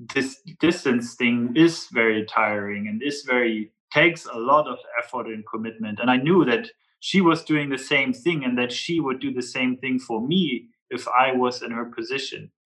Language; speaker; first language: English; non-native, fluent; German